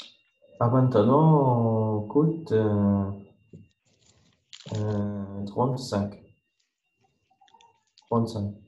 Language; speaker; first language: French; non-native, learner; Arabic